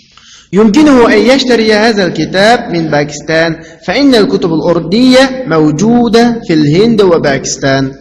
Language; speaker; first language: Arabic; non-native, fluent; Uyghur